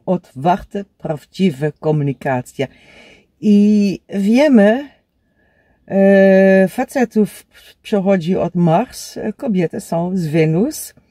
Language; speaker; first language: Polish; non-native, learner; Dutch